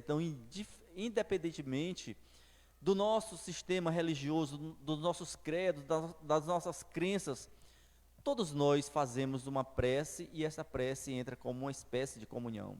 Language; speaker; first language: Portuguese; native; Portuguese